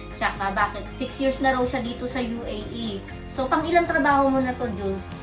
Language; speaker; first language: Filipino; native; Filipino